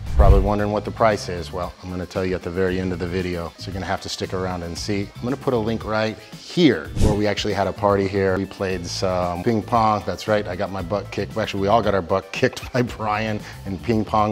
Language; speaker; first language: English; native; English